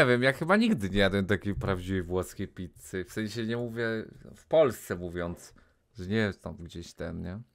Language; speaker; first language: Polish; native; Polish